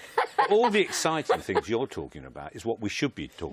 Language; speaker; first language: English; native; English